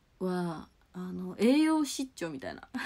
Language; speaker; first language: Japanese; native; Japanese